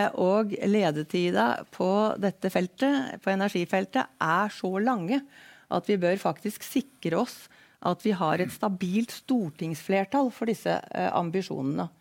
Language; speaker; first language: Norwegian; native; Norwegian